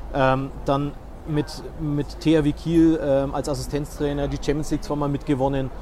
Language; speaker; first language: German; non-native, fluent; Spanish